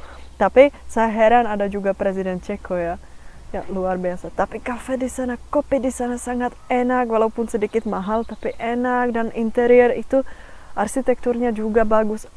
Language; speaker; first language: Indonesian; non-native, fluent; Czech